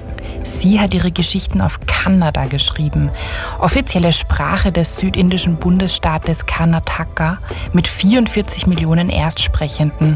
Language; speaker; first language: German; native; German